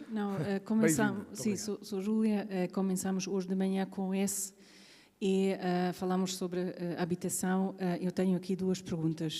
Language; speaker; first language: Portuguese; non-native, fluent; German